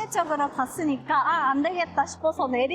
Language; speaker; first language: Korean; non-native, fluent; Japanese